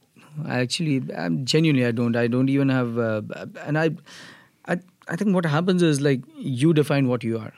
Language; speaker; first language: English; non-native, local second language; Gujarati